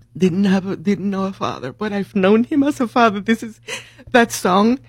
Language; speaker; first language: English; early bilingual, other home language; Spanish